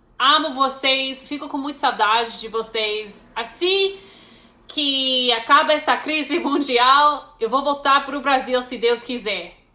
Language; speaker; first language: Portuguese; non-native, fluent; English